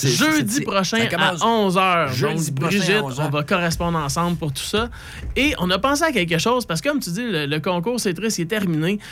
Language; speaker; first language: French; native; French